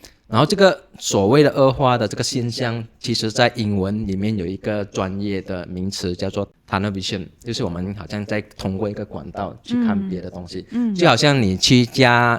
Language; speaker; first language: Chinese; non-native, local second language; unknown